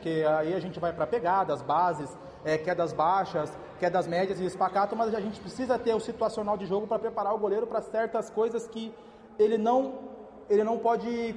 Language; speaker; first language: Portuguese; native; Portuguese